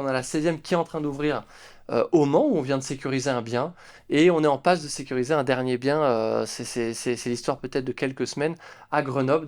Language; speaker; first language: French; native; French